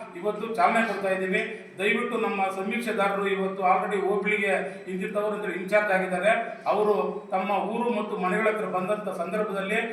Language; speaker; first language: Kannada; native; Kannada